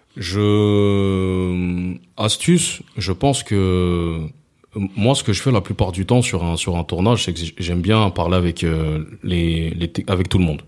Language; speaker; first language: French; early bilingual, other home language; Lingala